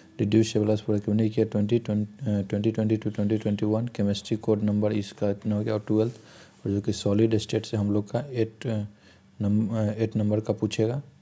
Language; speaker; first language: Hindi; native; Hindi